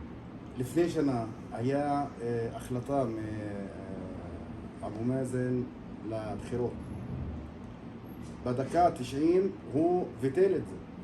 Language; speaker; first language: Hebrew; non-native, local second language; Arabic